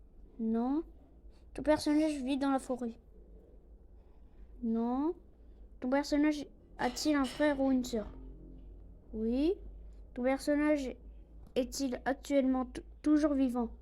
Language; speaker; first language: French; non-native, local second language; Arabic